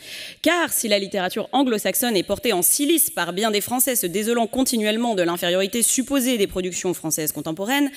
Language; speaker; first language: French; native; French